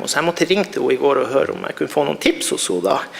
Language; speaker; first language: Norwegian; native; Norwegian